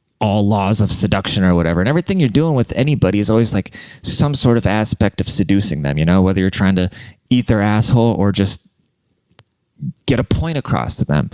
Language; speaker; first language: English; native; English